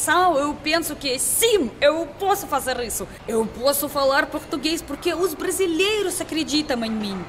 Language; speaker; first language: Portuguese; non-native, learner; Russian